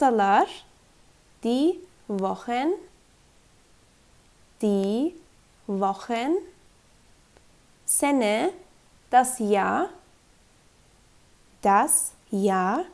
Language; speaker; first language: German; non-native, fluent; Turkish